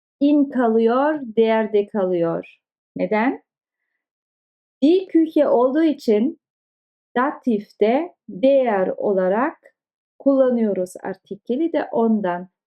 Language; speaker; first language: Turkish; early bilingual, heritage; Turkish